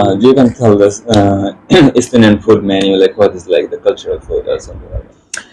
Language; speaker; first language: English; non-native, learner; Bangla